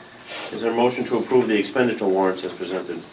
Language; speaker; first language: English; native; English